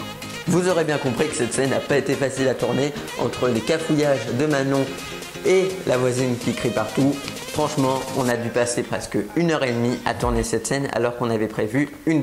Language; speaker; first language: French; native; French